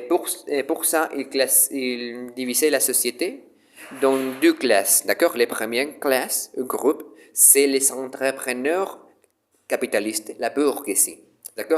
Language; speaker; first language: French; non-native, learner; Spanish